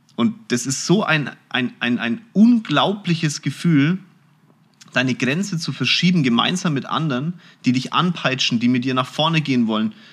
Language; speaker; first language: German; early bilingual, other home language; Turkish